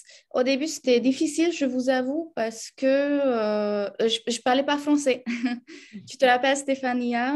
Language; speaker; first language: French; non-native, fluent; Romanian